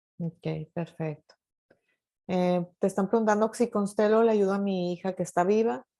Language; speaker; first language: Spanish; native; Spanish